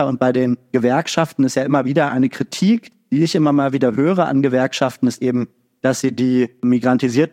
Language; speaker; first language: German; native; German